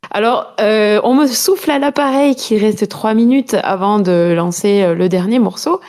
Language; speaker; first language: French; native; French